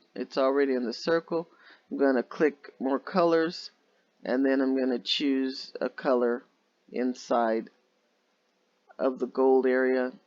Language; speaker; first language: English; native; English